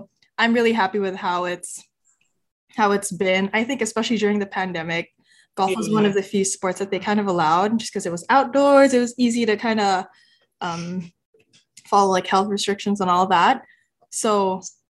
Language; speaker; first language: English; non-native, local second language; Filipino